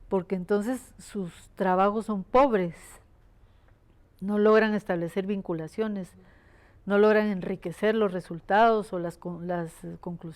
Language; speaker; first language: Spanish; native; Spanish